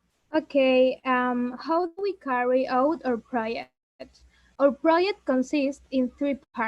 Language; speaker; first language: English; non-native, learner; Spanish